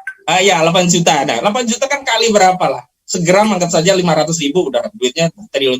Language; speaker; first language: Indonesian; native; Indonesian